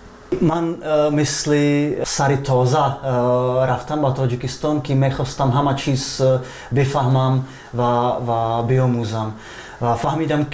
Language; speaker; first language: Persian; non-native, fluent; Czech